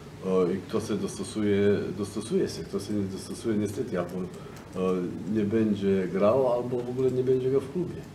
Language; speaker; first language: Polish; non-native, fluent; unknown